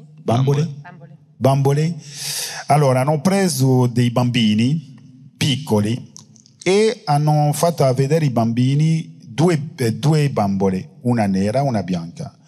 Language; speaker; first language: Italian; non-native, fluent; French